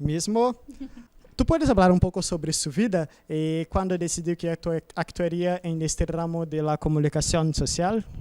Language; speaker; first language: Spanish; non-native, learner; Portuguese